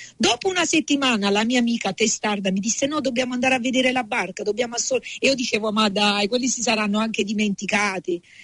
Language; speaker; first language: Italian; native; Italian